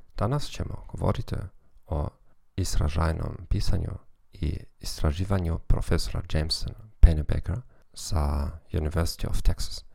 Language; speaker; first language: Croatian; non-native, fluent; German